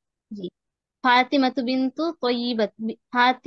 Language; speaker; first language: Arabic; non-native, learner; Bangla